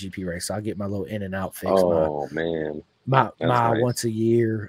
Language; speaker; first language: English; native; English